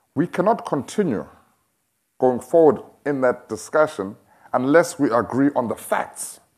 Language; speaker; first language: English; non-native, local second language; Xhosa